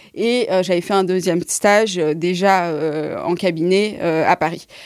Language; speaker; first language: French; native; French